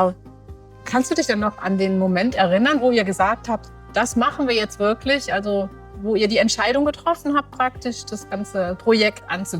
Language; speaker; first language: German; native; German